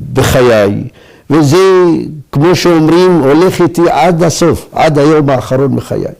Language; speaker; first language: Hebrew; non-native, local second language; Arabic